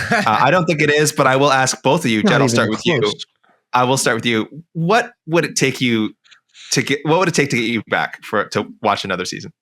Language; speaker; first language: English; native; English